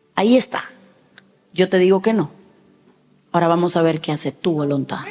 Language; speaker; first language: Spanish; native; Spanish